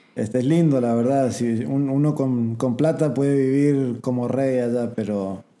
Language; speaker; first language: Spanish; native; Spanish